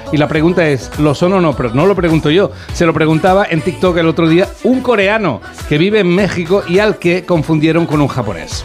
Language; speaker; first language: Spanish; native; Spanish